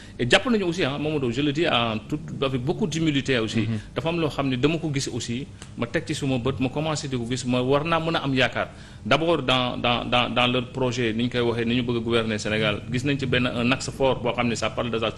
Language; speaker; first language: Wolof; non-native, local second language; Fula